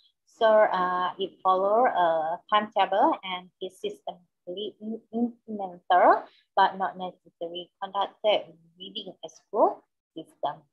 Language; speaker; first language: English; non-native, local second language; Malay